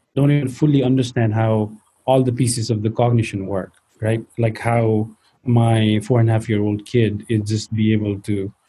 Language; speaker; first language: English; non-native, local second language; Nepali